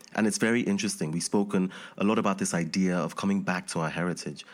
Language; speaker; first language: English; non-native, local second language; Yoruba